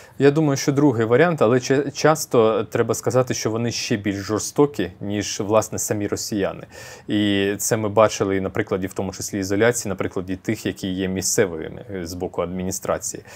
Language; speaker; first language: Ukrainian; non-native, local second language; Russian